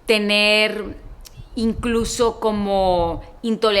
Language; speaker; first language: Spanish; native; Spanish